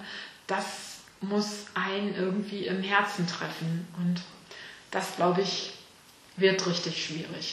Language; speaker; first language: German; native; German